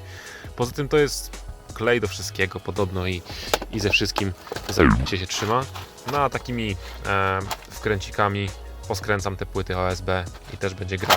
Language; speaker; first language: Polish; native; Polish